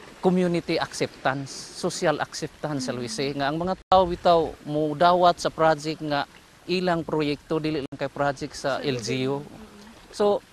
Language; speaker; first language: Cebuano; native; Cebuano